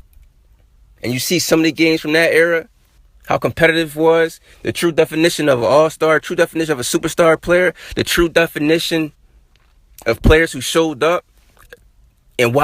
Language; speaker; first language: English; native; English